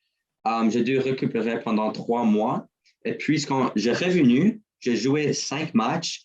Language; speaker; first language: French; non-native, learner; English